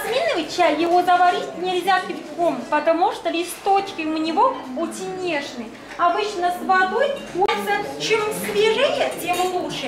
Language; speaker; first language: Russian; non-native, learner; Chinese